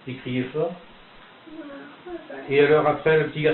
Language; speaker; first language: French; native; French